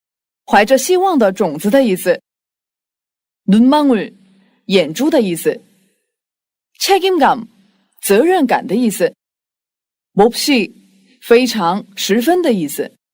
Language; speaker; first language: Chinese; non-native, fluent; Korean